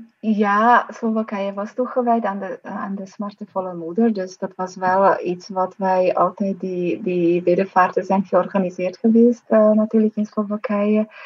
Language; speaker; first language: Dutch; non-native, fluent; Slovak